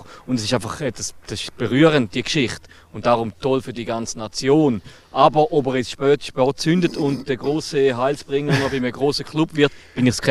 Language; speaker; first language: German; native; German